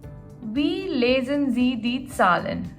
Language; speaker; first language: German; non-native, fluent; Gujarati